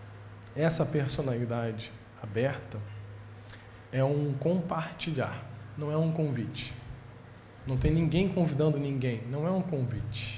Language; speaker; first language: Portuguese; native; Portuguese